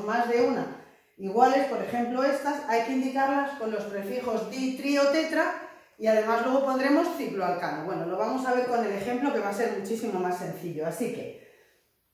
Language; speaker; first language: Spanish; native; Spanish